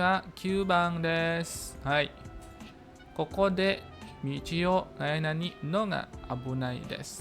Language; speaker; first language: Japanese; non-native, fluent; Indonesian